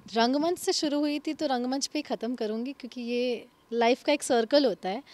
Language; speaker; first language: Hindi; native; Hindi